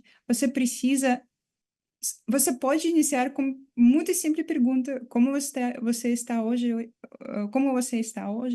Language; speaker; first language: Portuguese; non-native, fluent; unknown